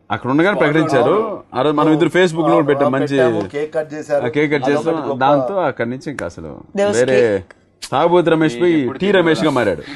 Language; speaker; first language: Telugu; native; Telugu